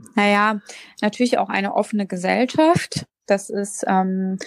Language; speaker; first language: German; native; German